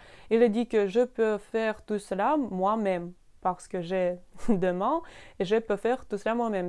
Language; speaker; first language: French; non-native, fluent; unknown